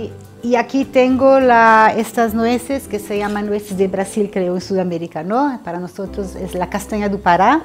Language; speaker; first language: Spanish; non-native, fluent; Portuguese